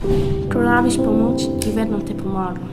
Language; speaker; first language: Slovenian; non-native, learner; Turkish